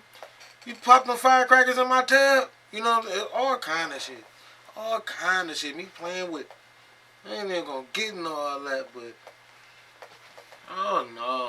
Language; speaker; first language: English; native; English